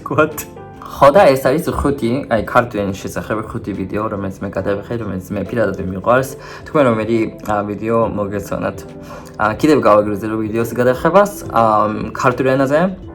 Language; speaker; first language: Georgian; non-native, fluent; Japanese